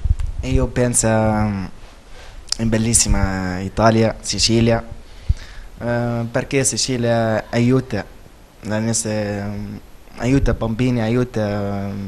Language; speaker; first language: Italian; non-native, learner; Arabic